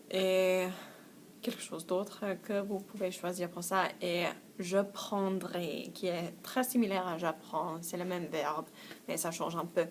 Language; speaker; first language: French; non-native, fluent; English